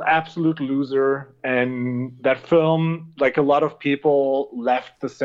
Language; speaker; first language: English; non-native, fluent; German